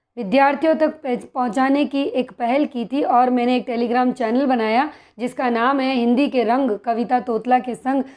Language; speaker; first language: Hindi; native; Hindi